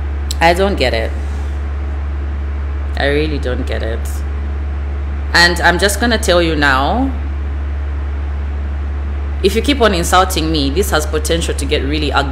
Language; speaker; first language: English; non-native, local second language; Bemba